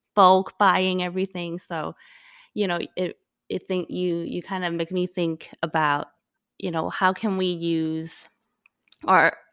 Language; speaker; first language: English; non-native, local second language; Cantonese